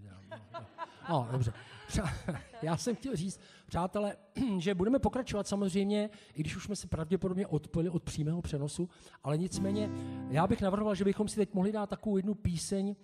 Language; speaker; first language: Czech; native; Czech